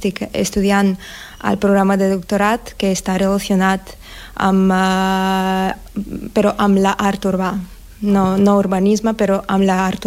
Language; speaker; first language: Catalan; non-native, learner; Russian